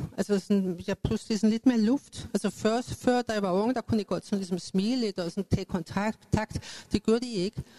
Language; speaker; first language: Danish; native; Danish